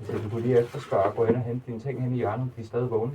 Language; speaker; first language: Danish; native; Danish